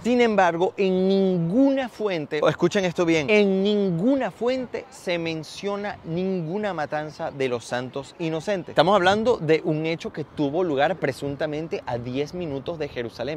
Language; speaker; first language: Spanish; native; Spanish